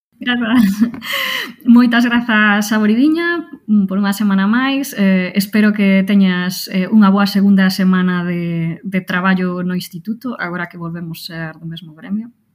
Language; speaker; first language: Galician; non-native, local second language; Spanish